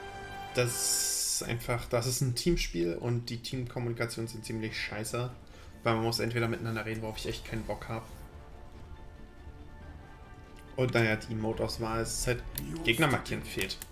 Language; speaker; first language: German; native; German